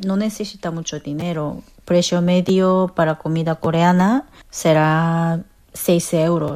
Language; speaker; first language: Spanish; non-native, learner; Korean